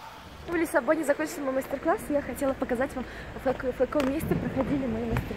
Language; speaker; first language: Russian; native; Russian